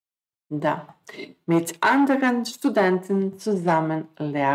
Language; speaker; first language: German; non-native, fluent; Croatian